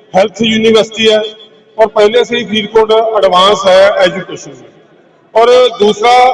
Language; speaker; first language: Hindi; non-native, local second language; Punjabi